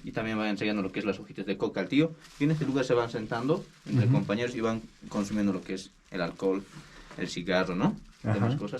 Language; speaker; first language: Spanish; native; Spanish